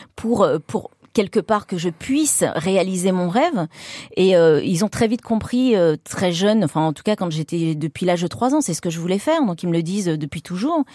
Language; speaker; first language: French; native; French